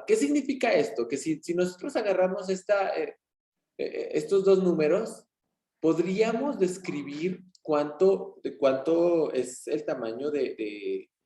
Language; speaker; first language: Spanish; native; Spanish